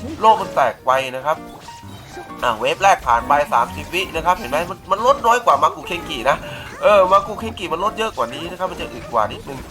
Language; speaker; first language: Thai; native; Thai